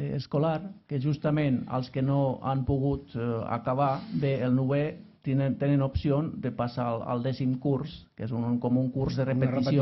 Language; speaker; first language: Catalan; non-native, fluent; Finnish